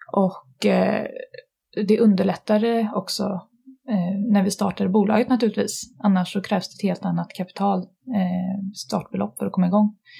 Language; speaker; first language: Swedish; native; Swedish